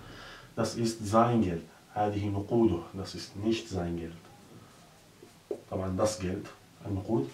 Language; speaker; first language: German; non-native, learner; Arabic